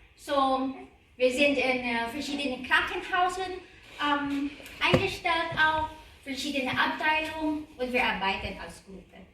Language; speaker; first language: German; non-native, learner; Filipino